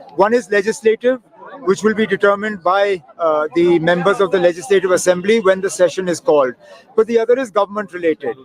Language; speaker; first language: English; non-native, local second language; Kashmiri